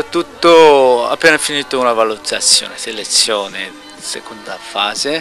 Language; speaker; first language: Italian; non-native, learner; Korean